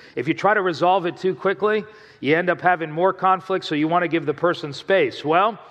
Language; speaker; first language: English; native; English